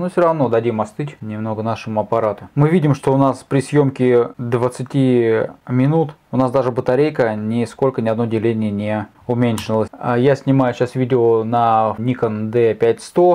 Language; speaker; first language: Russian; native; Russian